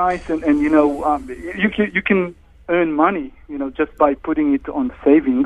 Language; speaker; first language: English; non-native, fluent; Hebrew